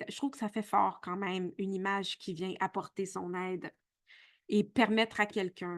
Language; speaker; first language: French; native; French